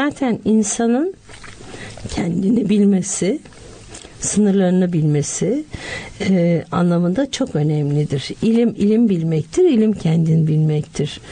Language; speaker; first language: Turkish; native; Turkish